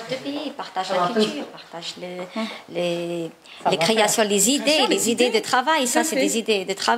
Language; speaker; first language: French; non-native, learner; Chinese